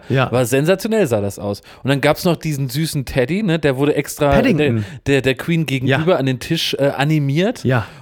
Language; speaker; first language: German; native; German